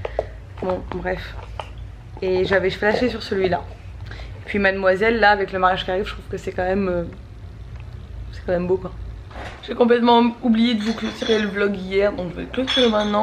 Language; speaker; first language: French; native; French